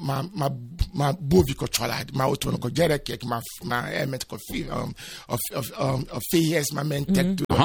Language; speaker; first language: Hungarian; non-native, fluent; Yoruba